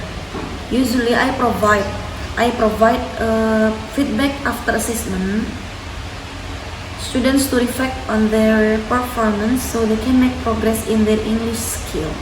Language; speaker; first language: English; non-native, fluent; Indonesian